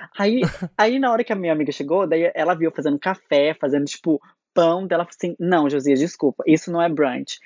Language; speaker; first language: Portuguese; native; Portuguese